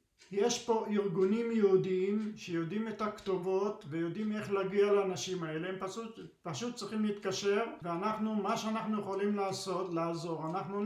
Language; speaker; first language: Hebrew; early bilingual, other home language; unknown